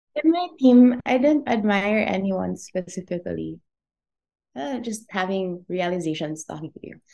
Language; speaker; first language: English; non-native, local second language; Cebuano